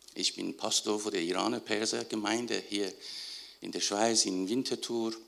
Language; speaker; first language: German; non-native, fluent; Persian